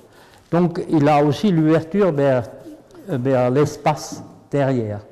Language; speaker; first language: French; non-native, fluent; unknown